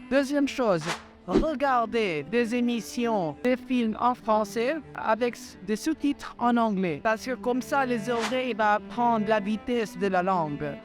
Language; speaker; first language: French; non-native, fluent; Filipino